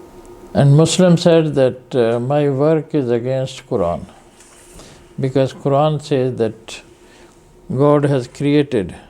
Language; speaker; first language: English; non-native, fluent; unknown